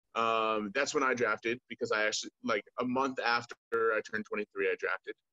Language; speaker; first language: English; native; English